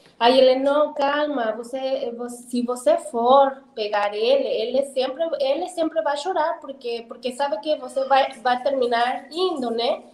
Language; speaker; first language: Portuguese; non-native, fluent; Spanish